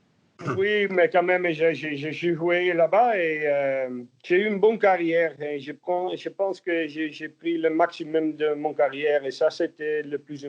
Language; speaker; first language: French; non-native, learner; Dutch